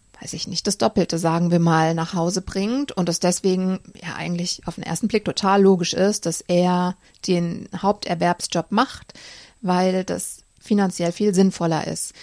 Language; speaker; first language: German; native; German